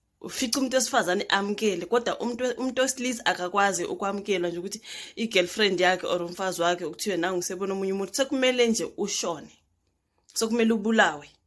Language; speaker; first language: Zulu; native; Zulu